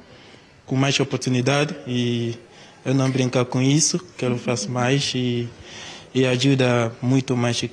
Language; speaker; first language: Portuguese; non-native, learner; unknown